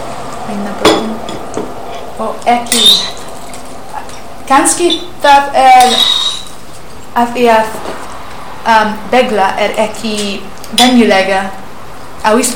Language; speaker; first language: Icelandic; non-native, learner; English